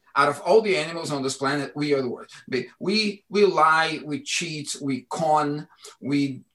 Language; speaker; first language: English; non-native, fluent; Portuguese